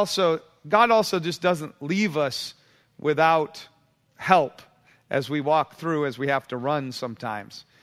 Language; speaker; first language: English; native; English